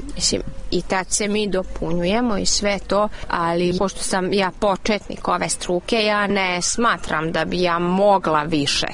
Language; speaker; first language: Serbian; non-native, local second language; Hungarian